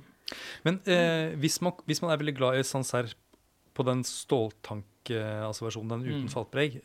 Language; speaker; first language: Norwegian; native; Norwegian